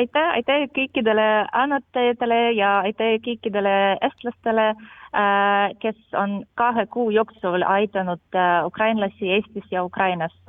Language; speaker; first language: Estonian; non-native, learner; Ukrainian